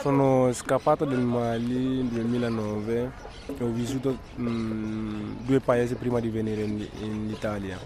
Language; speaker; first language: Italian; non-native, learner; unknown